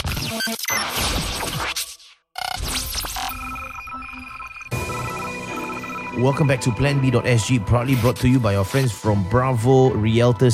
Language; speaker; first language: English; native; English